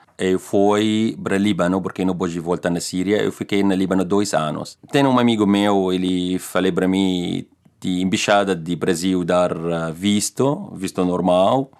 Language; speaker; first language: Portuguese; non-native, learner; Arabic